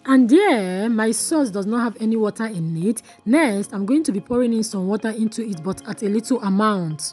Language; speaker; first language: English; non-native, local second language; Igbo